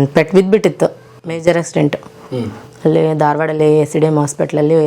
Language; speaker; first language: Kannada; native; Kannada